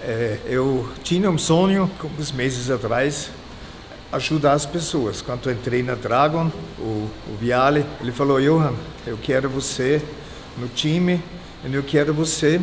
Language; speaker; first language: Portuguese; non-native, fluent; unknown